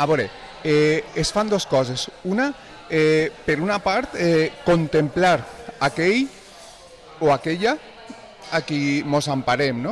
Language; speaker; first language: Catalan; native; Catalan